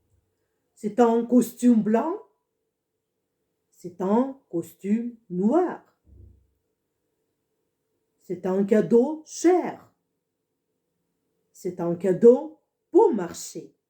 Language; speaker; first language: French; non-native, fluent; Russian